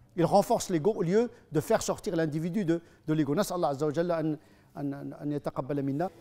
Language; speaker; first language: French; non-native, fluent; Arabic